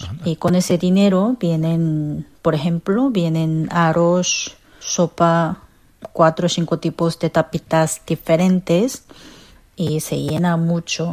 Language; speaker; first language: Spanish; non-native, fluent; Korean